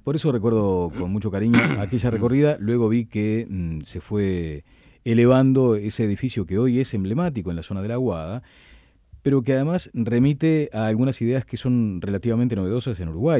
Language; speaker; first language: Spanish; native; Spanish